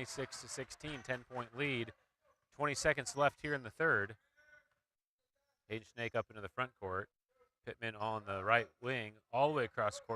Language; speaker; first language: English; native; English